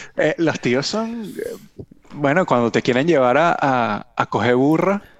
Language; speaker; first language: Spanish; native; Spanish